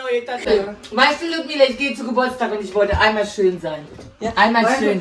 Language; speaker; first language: German; non-native, learner; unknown